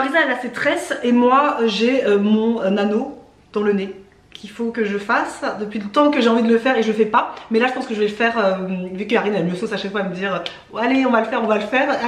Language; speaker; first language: French; native; French